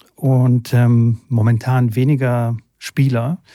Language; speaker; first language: German; early bilingual, other home language; Bulgarian